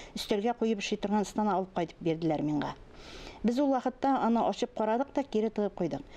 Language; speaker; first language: Tatar; native; Tatar